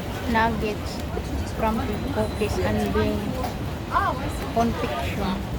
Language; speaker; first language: English; non-native, learner; Filipino